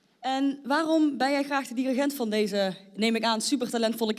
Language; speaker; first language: Dutch; native; Dutch